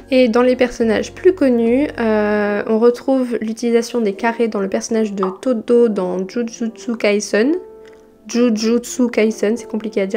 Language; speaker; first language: French; native; French